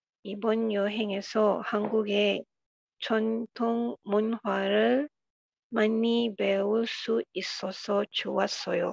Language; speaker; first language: Korean; non-native, learner; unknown